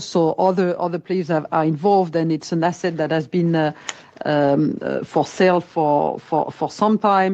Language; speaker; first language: English; non-native, fluent; French